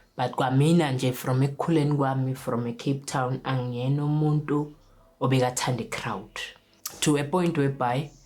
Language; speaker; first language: Zulu; non-native, local second language; Southern Sotho